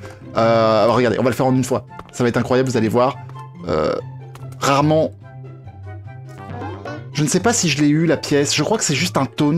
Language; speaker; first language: French; native; French